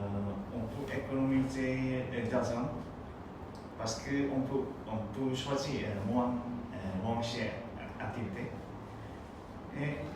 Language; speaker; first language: French; non-native, learner; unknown